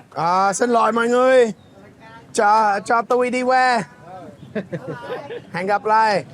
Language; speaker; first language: Vietnamese; non-native, fluent; English